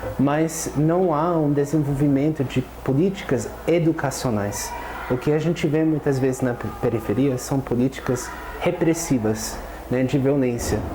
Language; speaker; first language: Portuguese; non-native, fluent; English